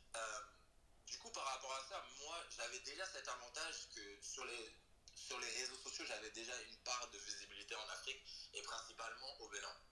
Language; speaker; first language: French; native; French